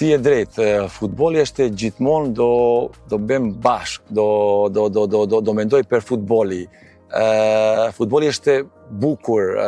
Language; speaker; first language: Albanian; non-native, learner; Serbian